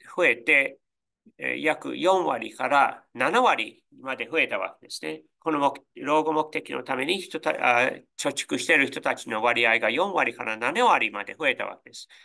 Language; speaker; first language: Japanese; non-native, fluent; English